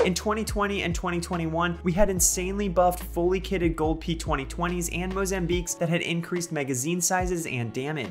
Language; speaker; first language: English; native; English